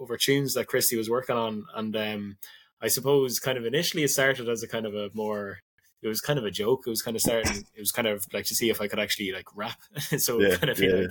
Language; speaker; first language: English; native; English